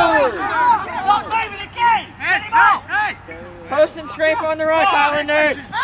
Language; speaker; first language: English; native; English